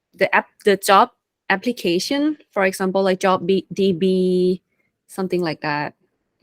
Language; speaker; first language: English; non-native, fluent; Thai